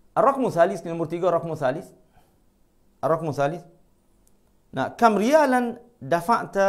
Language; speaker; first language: Arabic; non-native, fluent; Malay